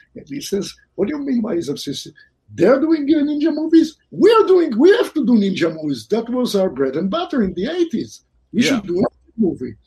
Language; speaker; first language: English; non-native, fluent; Hebrew